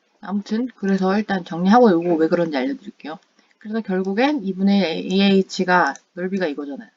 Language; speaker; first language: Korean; non-native, fluent; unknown